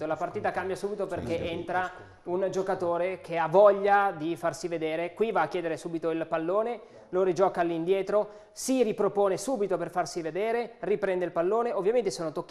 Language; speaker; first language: Italian; native; Italian